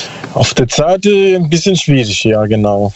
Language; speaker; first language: German; non-native, learner; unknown